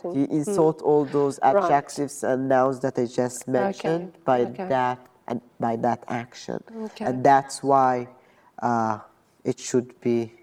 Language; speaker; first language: English; non-native, fluent; Arabic